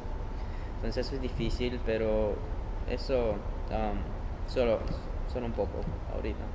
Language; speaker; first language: Spanish; early bilingual, heritage; Spanish